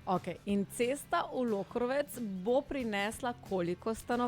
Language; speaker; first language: Slovenian; native; Slovenian